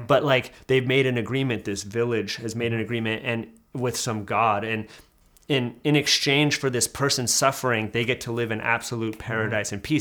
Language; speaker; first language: English; native; English